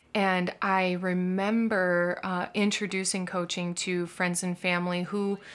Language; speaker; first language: English; native; English